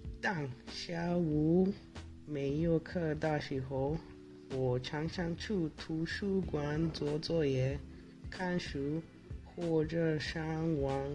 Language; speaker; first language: Chinese; non-native, learner; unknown